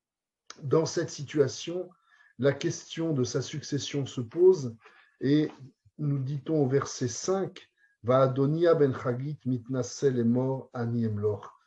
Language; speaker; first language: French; native; French